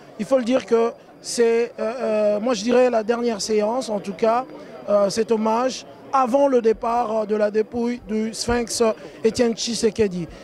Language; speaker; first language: French; non-native, local second language; Lingala